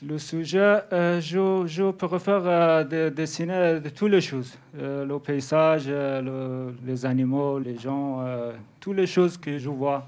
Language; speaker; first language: French; non-native, learner; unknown